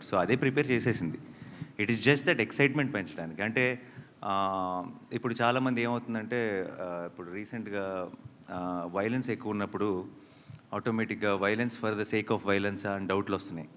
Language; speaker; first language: Telugu; native; Telugu